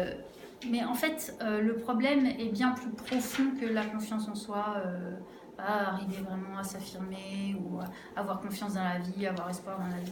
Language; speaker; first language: French; native; French